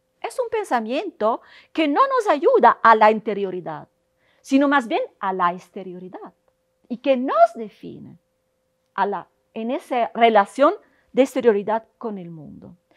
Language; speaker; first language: Spanish; non-native, fluent; Italian